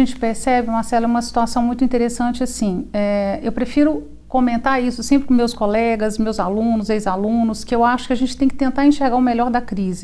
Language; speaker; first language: Portuguese; native; Portuguese